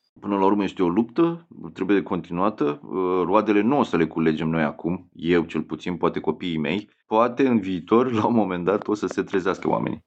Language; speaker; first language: Romanian; native; Romanian